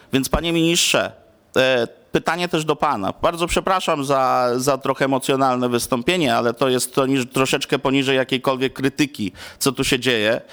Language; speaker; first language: Polish; non-native, local second language; Romany